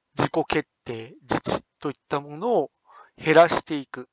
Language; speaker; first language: Japanese; native; Japanese